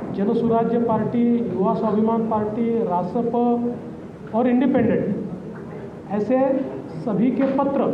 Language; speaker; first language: Hindi; non-native, local second language; Marathi